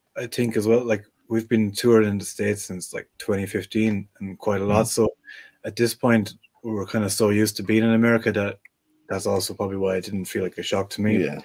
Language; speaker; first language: English; native; English